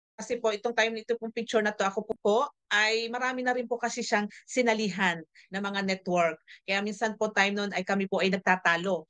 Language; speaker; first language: Filipino; native; Filipino